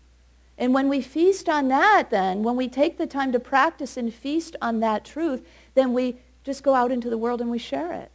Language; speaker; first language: English; native; English